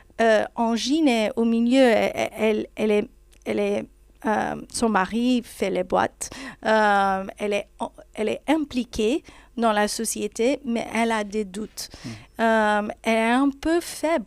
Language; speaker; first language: French; non-native, fluent; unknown